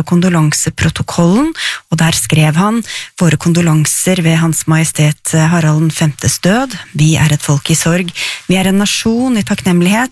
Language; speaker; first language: Norwegian; native; Norwegian